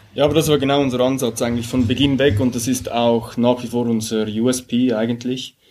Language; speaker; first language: German; native; German